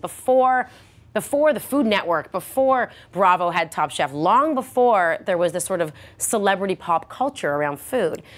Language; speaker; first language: English; native; English